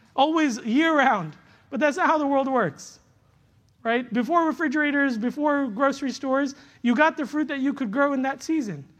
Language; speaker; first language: English; native; English